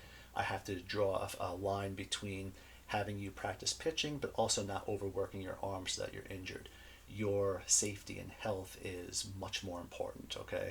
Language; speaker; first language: English; native; English